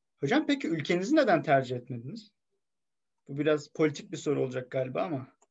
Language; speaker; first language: Turkish; native; Turkish